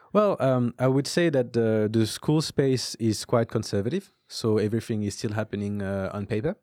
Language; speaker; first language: English; non-native, fluent; French